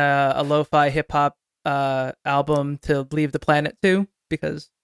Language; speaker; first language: English; native; English